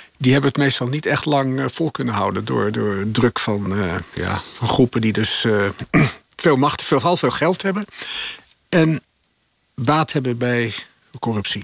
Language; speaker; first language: Dutch; native; Dutch